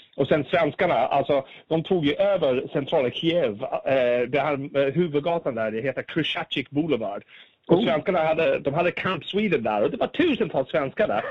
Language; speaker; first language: Swedish; native; Swedish